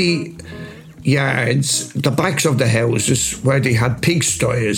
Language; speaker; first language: English; native; English